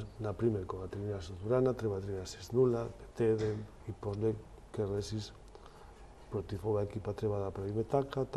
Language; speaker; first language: Macedonian; non-native, learner; Spanish